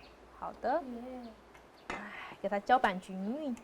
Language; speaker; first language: Chinese; native; Chinese